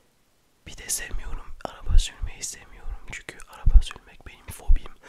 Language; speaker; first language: Turkish; early bilingual, heritage; French